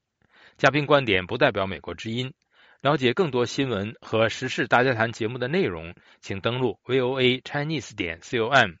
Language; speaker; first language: Chinese; native; Chinese